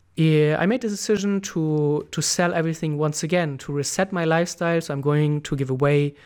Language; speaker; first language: English; non-native, fluent; German